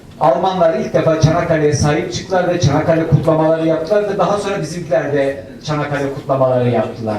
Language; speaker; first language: Turkish; native; Turkish